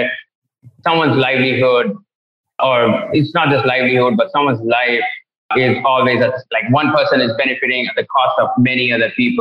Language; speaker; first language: English; non-native, local second language; Tamil